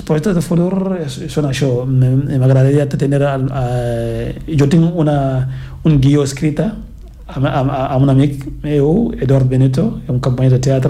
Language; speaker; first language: Catalan; non-native, fluent; Fula